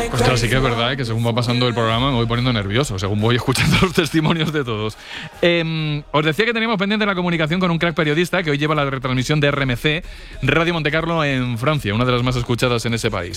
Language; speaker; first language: Spanish; native; Spanish